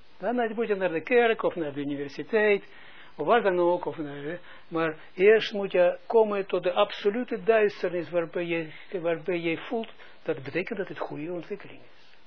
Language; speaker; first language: Dutch; non-native, fluent; Hebrew